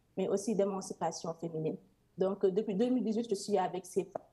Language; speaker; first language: French; non-native, local second language; Serer